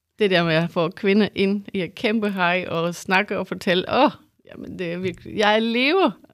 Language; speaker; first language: Danish; non-native, fluent; Spanish